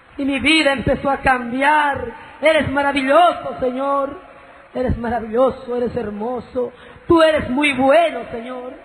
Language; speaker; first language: Spanish; native; Spanish